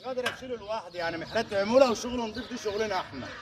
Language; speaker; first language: Arabic; native; Arabic